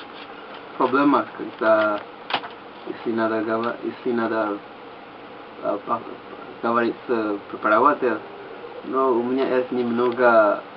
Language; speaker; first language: Russian; non-native, learner; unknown